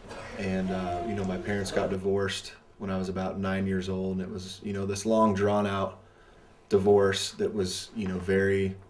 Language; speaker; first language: English; native; English